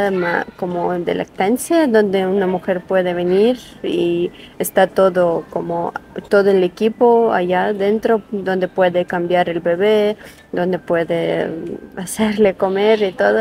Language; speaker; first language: Spanish; non-native, fluent; Ukrainian